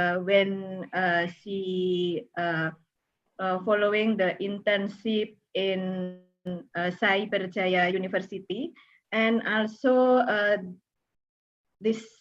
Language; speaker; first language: English; non-native, learner; Indonesian